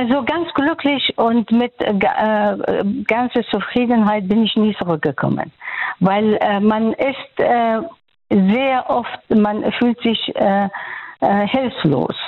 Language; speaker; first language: German; non-native, fluent; Persian